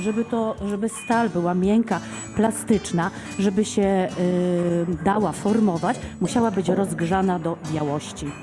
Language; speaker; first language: Polish; native; Polish